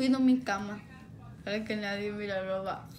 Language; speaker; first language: Spanish; early bilingual, heritage; Spanish